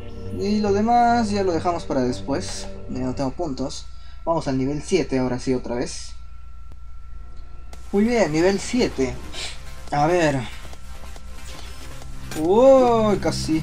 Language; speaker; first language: Spanish; native; Spanish